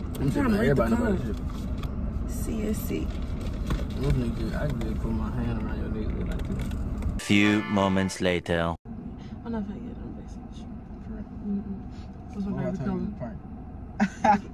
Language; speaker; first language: English; native; English